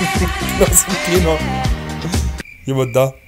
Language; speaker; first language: German; native; German